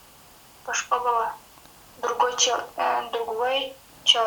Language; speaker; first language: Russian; non-native, local second language; Kyrgyz